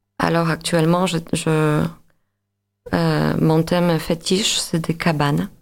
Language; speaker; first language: French; non-native, fluent; Polish